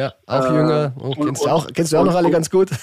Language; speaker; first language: German; native; German